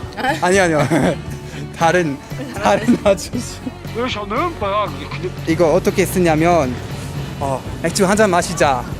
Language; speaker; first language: Korean; non-native, fluent; Luxembourgish